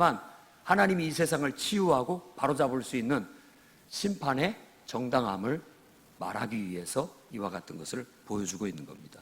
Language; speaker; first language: Korean; native; Korean